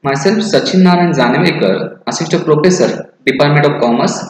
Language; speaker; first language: English; non-native, local second language; Marathi